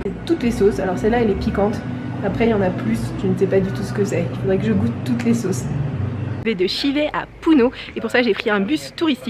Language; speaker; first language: French; native; French